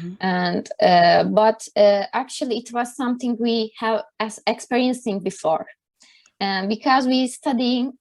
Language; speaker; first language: English; non-native, learner; Turkish